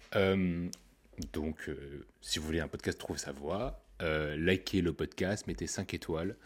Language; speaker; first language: French; native; French